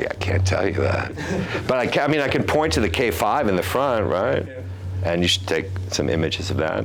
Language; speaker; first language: English; native; English